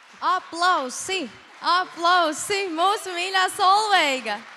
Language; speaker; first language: Latvian; native; Latvian